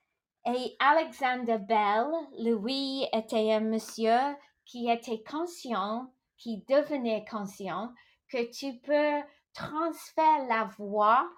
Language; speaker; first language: French; non-native, local second language; English